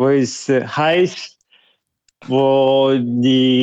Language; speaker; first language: German; non-native, fluent; Russian